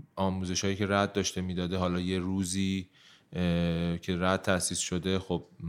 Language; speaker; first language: Persian; native; Persian